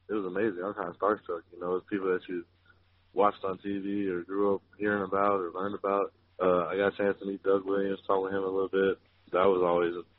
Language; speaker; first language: English; native; English